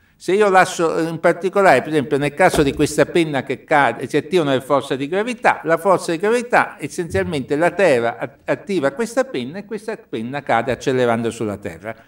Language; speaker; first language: Italian; native; Italian